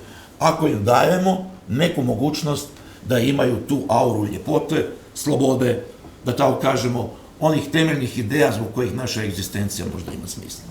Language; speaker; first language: Croatian; native; Croatian